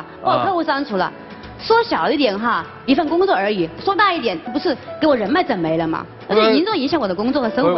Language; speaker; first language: Chinese; native; Chinese